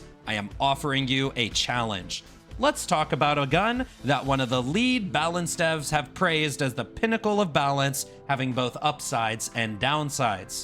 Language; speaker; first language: English; native; English